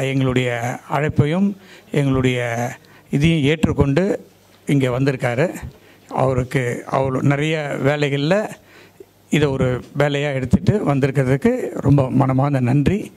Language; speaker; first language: Tamil; native; Tamil